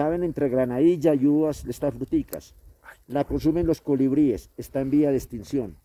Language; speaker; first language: Spanish; native; Spanish